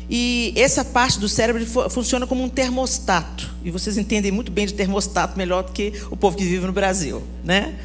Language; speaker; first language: Portuguese; native; Portuguese